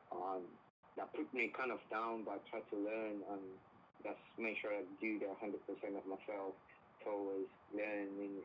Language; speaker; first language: English; non-native, fluent; Spanish